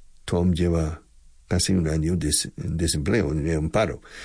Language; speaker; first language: Spanish; non-native, fluent; English